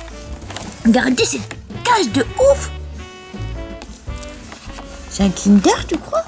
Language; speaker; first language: French; native; French